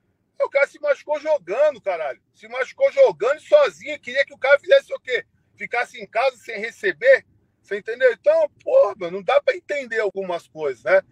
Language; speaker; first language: Portuguese; native; Portuguese